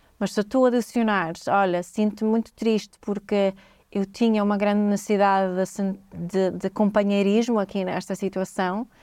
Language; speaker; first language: Portuguese; non-native, fluent; Swedish